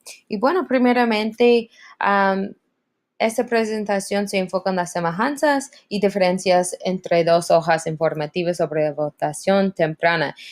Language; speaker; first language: Spanish; non-native, learner; English